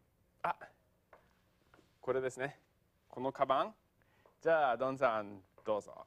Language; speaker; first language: Japanese; non-native, fluent; English